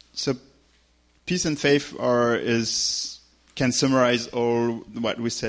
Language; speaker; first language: English; non-native, fluent; French